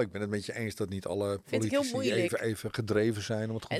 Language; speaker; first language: Dutch; native; Dutch